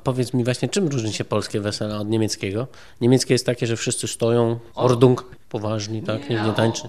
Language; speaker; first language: Polish; native; Polish